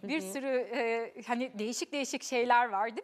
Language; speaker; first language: Turkish; native; Turkish